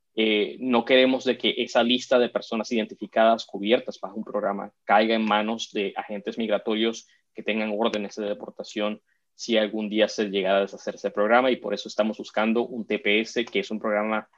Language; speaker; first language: Spanish; native; Spanish